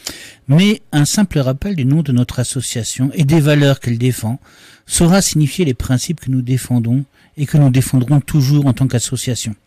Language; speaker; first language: French; native; French